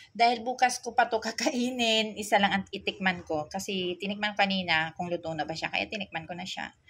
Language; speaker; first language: Filipino; non-native, local second language; Cebuano